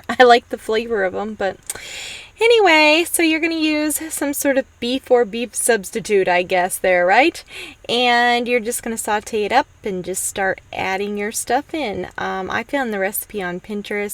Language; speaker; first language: English; native; English